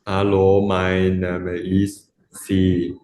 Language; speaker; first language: German; non-native, learner; Thai